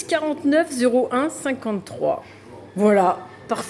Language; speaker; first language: French; native; French